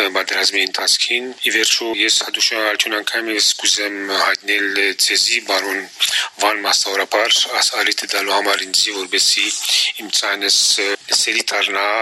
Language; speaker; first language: Armenian; early bilingual, heritage; Armenian